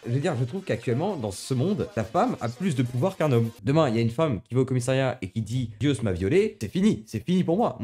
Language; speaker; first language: French; native; French